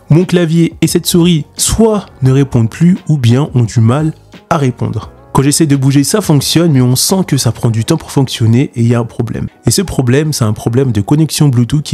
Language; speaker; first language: French; native; French